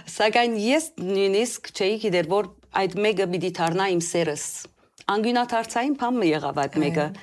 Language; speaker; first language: Armenian; early bilingual, heritage; Armenian